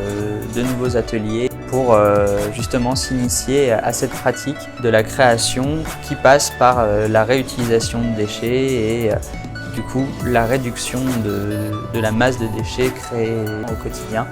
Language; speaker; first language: French; native; French